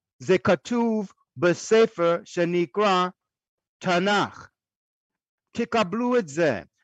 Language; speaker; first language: Hebrew; non-native, fluent; English